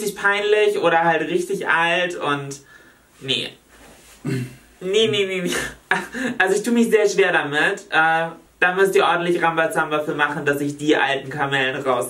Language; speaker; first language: German; native; German